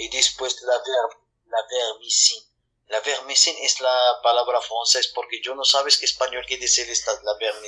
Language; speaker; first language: Spanish; non-native, learner; Arabic